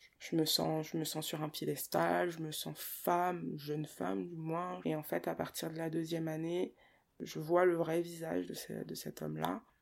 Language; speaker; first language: French; early bilingual, other home language; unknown